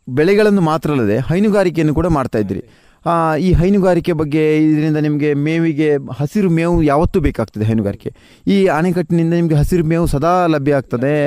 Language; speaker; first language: Kannada; native; Kannada